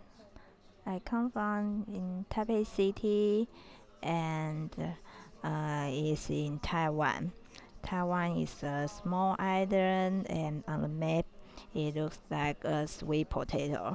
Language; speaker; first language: English; non-native, learner; Chinese